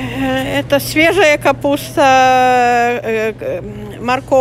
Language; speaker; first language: Russian; non-native, local second language; Ukrainian